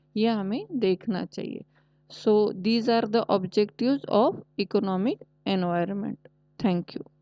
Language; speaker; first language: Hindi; non-native, local second language; Marathi